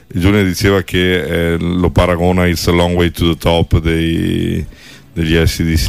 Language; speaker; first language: Italian; native; Italian